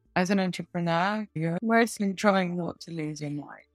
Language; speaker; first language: English; early bilingual, other home language; Russian